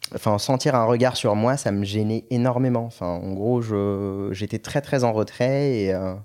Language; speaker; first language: French; non-native, local second language; Arabic